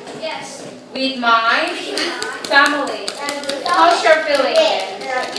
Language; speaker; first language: English; non-native, fluent; Korean